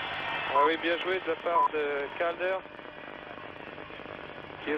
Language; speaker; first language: French; native; French